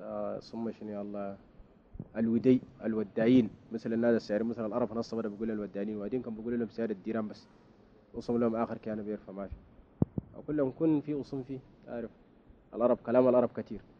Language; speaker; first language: Arabic; native; Arabic